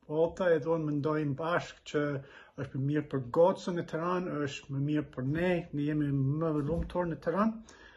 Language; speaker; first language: Albanian; non-native, learner; English